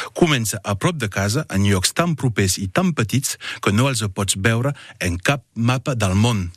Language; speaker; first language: Catalan; non-native, local second language; French